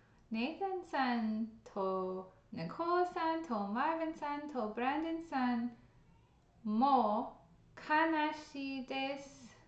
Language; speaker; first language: Japanese; non-native, learner; English